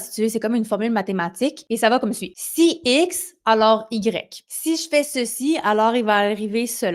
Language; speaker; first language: French; native; French